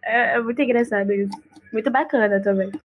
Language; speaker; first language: Portuguese; native; Portuguese